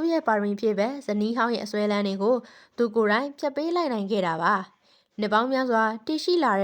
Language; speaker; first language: Burmese; native; Burmese